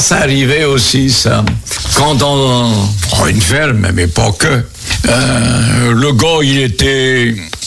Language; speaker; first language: French; native; French